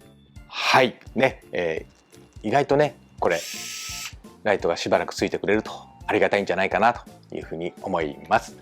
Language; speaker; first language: Japanese; native; Japanese